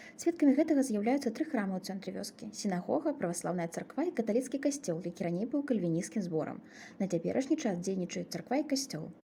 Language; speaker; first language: Belarusian; native; Belarusian